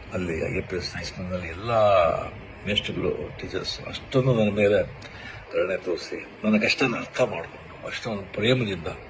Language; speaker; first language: Kannada; non-native, local second language; Marathi